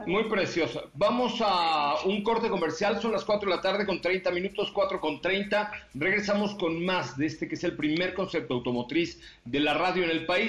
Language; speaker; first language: Spanish; native; Spanish